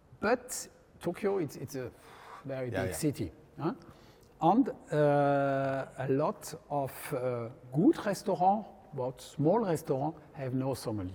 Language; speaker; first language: English; non-native, learner; French